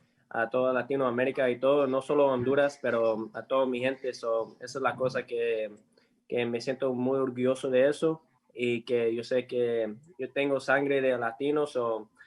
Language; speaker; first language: Spanish; early bilingual, heritage; English